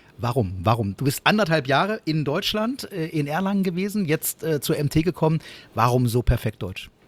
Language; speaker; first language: German; native; German